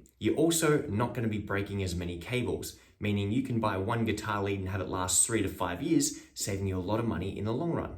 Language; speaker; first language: English; native; English